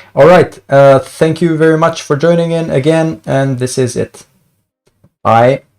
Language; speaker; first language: English; non-native, fluent; Albanian